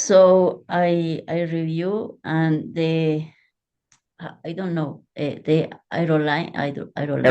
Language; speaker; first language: English; non-native, learner; Spanish